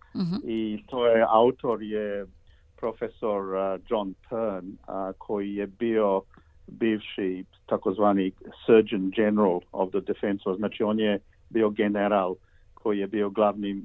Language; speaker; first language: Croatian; early bilingual, heritage; Croatian